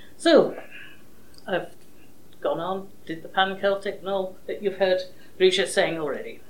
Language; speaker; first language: English; native; English